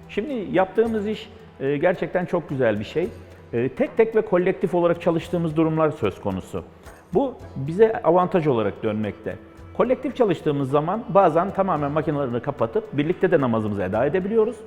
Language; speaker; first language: Turkish; native; Turkish